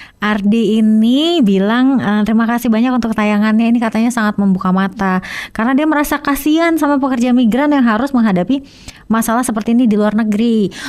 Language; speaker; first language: Indonesian; native; Indonesian